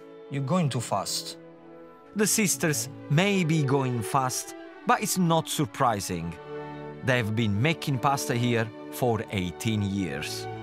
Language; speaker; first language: English; non-native, fluent; Italian